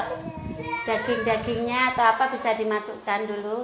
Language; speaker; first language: Indonesian; native; Indonesian